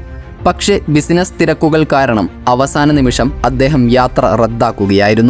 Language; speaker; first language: Malayalam; native; Malayalam